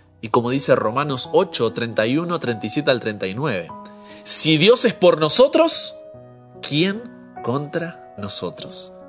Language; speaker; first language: Spanish; native; Spanish